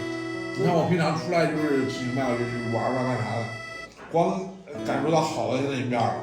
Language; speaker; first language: Chinese; native; Chinese